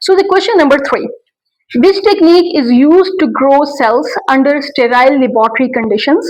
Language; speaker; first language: English; non-native, local second language; Urdu